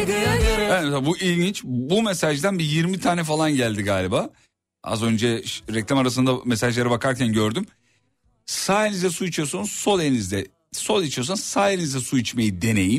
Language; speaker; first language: Turkish; native; Turkish